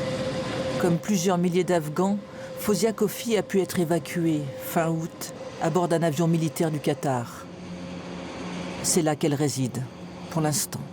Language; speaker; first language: French; native; French